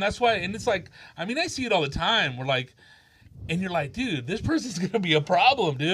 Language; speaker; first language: English; early bilingual, other home language; Spanish